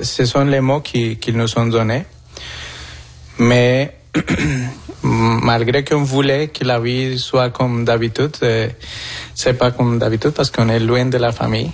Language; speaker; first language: French; non-native, fluent; Spanish